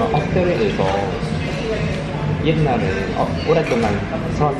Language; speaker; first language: Korean; non-native, learner; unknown